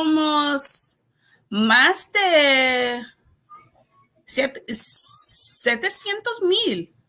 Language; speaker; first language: Spanish; non-native, learner; English